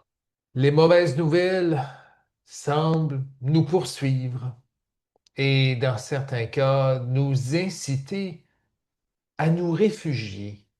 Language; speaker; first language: French; native; French